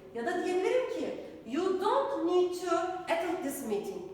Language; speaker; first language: English; non-native, fluent; Turkish